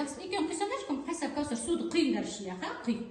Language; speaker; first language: Kazakh; native; Kazakh